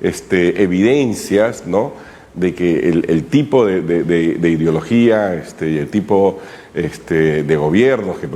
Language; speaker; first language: Spanish; native; Spanish